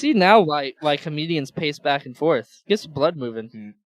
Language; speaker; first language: English; native; English